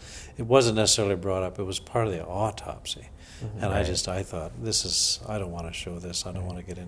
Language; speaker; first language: English; native; English